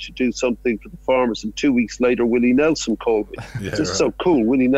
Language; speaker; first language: English; native; English